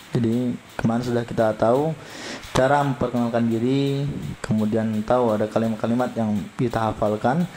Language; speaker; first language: Indonesian; native; Indonesian